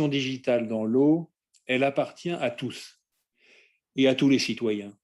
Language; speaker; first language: French; native; French